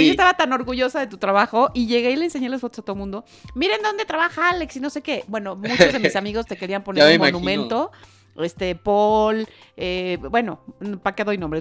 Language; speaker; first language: Spanish; native; Spanish